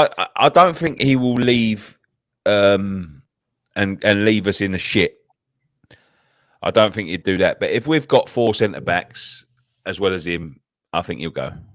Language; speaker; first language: English; native; English